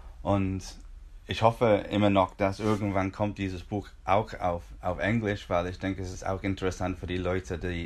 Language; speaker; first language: German; non-native, fluent; English